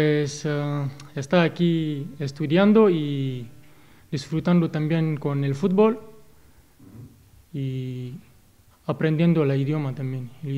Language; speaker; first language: Spanish; non-native, learner; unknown